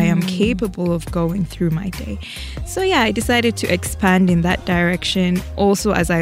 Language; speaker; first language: English; non-native, local second language; Ganda